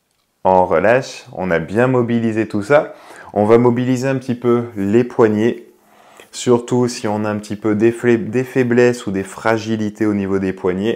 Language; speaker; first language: French; native; French